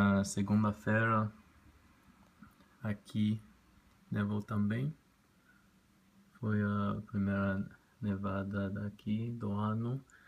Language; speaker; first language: Portuguese; non-native, learner; Spanish